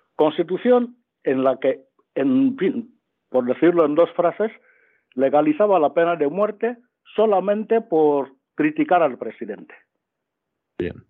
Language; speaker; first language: Spanish; non-native, local second language; Fang